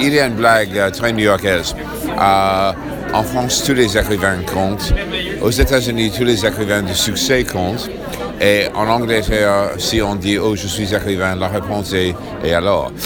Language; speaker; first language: French; non-native, fluent; English